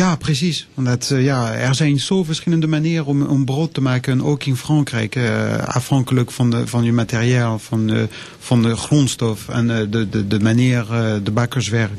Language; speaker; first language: Dutch; non-native, fluent; French